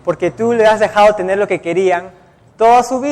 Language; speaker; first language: Spanish; native; Spanish